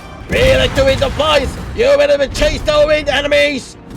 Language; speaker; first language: English; non-native, learner; Korean